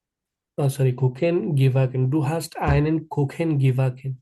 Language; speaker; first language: German; non-native, learner; Bangla